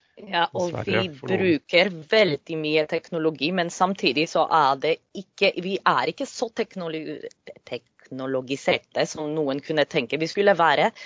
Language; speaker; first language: Norwegian; non-native, fluent; Polish